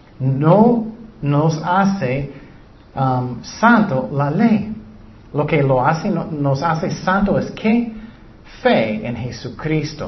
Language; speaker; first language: Spanish; non-native, learner; English